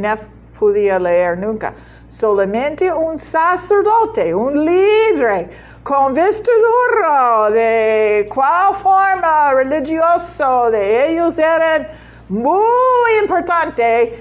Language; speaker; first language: Spanish; non-native, learner; English